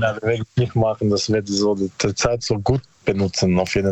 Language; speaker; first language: German; non-native, learner; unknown